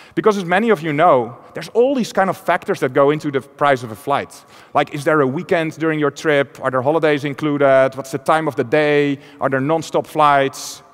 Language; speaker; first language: English; non-native, fluent; Dutch